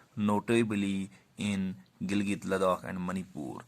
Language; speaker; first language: English; non-native, local second language; Urdu